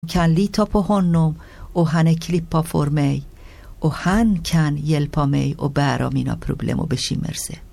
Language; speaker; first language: Swedish; non-native, learner; Persian